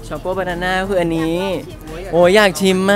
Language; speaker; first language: Thai; native; Thai